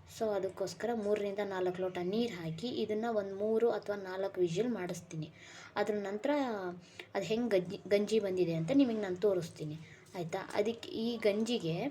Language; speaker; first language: Kannada; native; Kannada